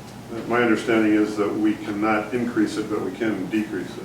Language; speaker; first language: English; native; English